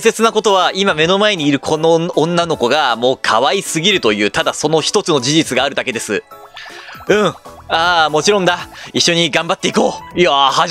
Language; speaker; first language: Japanese; native; Japanese